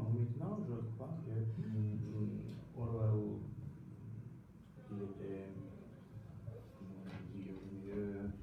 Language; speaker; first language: French; non-native, fluent; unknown